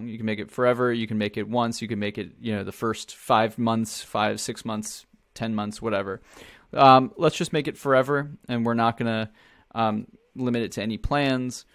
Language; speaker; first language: English; native; English